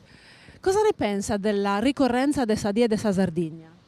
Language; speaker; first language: Italian; native; Italian